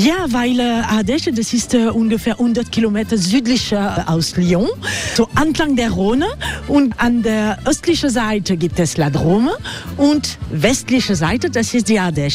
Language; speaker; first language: German; non-native, learner; French